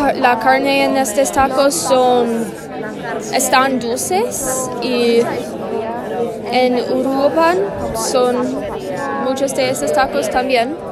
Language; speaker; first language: Spanish; non-native, learner; English